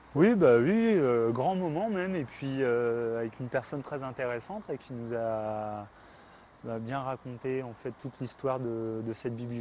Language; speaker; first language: French; native; French